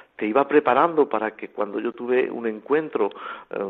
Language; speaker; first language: Spanish; native; Spanish